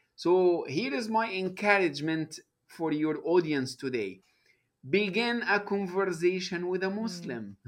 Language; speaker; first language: English; non-native, fluent; Arabic